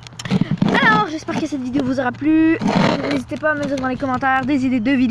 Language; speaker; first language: French; native; French